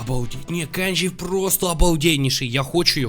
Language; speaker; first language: Ukrainian; non-native, local second language; Russian